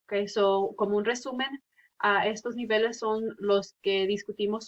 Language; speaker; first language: Spanish; early bilingual, heritage; Spanish